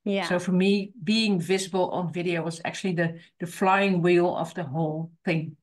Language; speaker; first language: English; non-native, fluent; Dutch